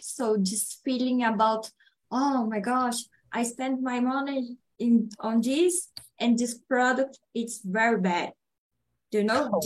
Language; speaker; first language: English; non-native, learner; Portuguese